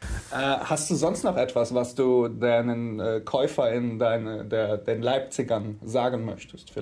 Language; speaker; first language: German; native; German